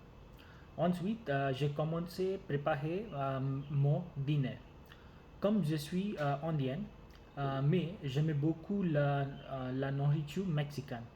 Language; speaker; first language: French; non-native, learner; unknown